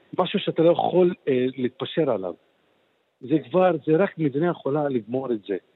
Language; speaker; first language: Hebrew; non-native, local second language; Arabic